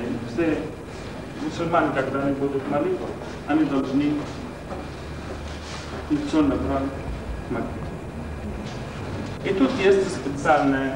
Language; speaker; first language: Russian; non-native, learner; Arabic